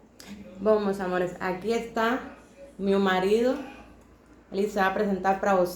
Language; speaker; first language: Portuguese; non-native, fluent; Spanish